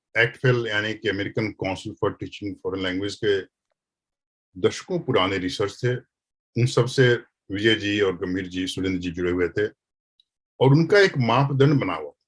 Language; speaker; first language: Hindi; native; Hindi